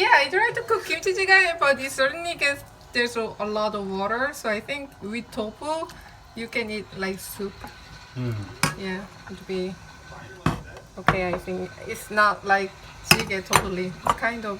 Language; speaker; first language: English; non-native, fluent; Korean